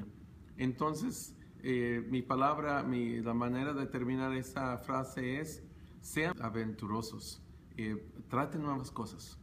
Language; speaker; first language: Spanish; early bilingual, heritage; Spanish